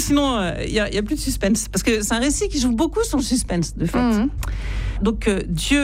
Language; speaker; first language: French; native; French